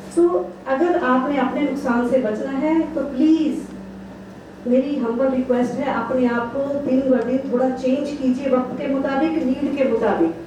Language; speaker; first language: Hindi; non-native, local second language; Punjabi